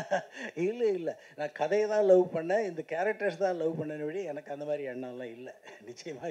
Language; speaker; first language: Tamil; native; Tamil